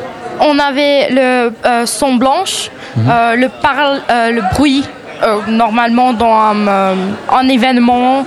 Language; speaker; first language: French; non-native, learner; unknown